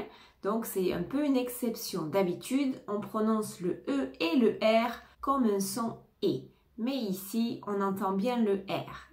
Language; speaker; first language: French; native; French